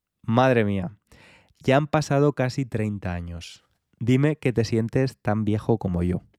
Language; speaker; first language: Spanish; native; Spanish